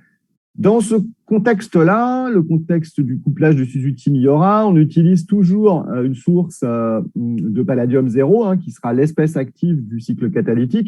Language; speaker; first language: French; native; French